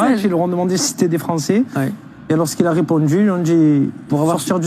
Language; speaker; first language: French; native; French